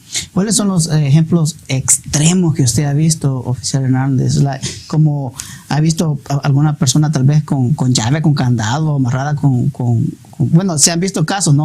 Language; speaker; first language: Spanish; native; Spanish